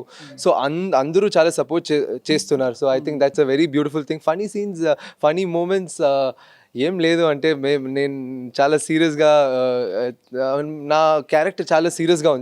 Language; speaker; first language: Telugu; non-native, fluent; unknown